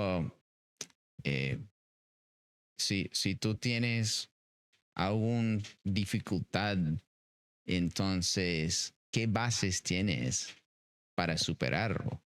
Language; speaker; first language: Spanish; non-native, fluent; English